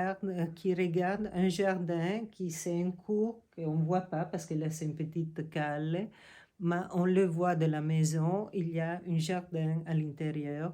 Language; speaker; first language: French; non-native, fluent; Italian